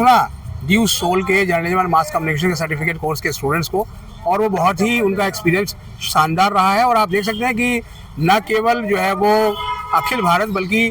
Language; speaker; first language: Hindi; native; Hindi